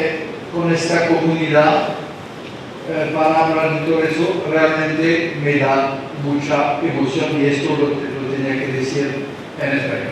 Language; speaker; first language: Spanish; non-native, learner; French